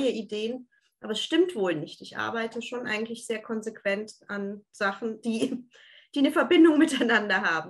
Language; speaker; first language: German; early bilingual, other home language; Turkish